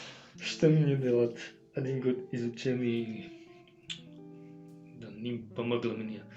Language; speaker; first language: Russian; non-native, learner; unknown